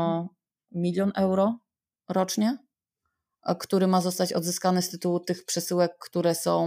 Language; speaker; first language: Polish; native; Polish